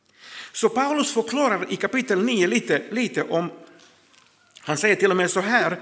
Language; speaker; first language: Swedish; non-native, fluent; Croatian